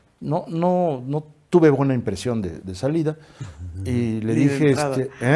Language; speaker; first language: Spanish; native; Spanish